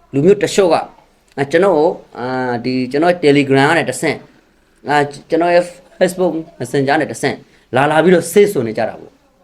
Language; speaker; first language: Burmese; non-native, local second language; Rohingya